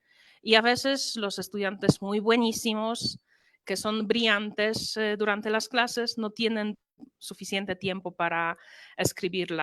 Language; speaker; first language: Spanish; non-native, fluent; Polish